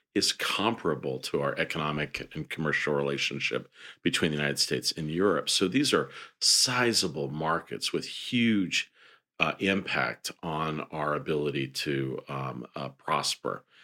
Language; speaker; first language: English; native; English